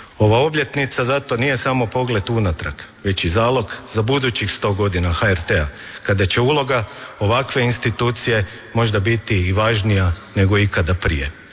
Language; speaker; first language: Croatian; native; Croatian